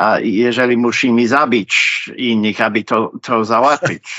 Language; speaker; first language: Polish; non-native, fluent; English